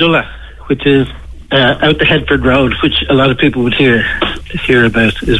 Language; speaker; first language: English; native; English